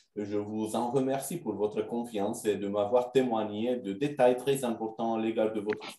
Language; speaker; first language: French; non-native, fluent; Romanian